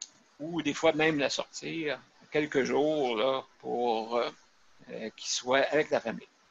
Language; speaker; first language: French; native; French